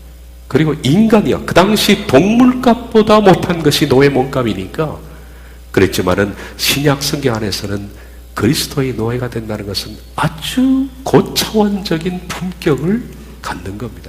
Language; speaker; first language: Korean; native; Korean